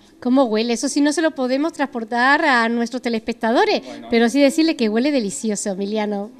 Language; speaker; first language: Spanish; native; Spanish